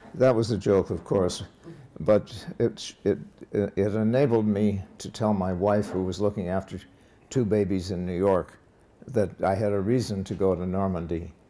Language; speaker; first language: English; native; English